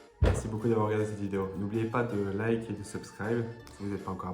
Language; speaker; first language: French; native; French